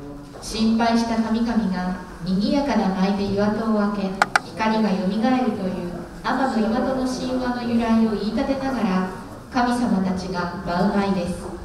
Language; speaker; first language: Japanese; native; Japanese